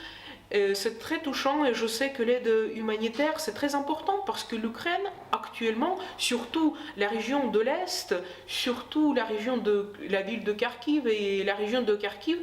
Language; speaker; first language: French; non-native, fluent; Ukrainian